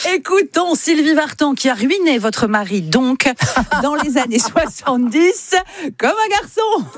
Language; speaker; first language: French; native; French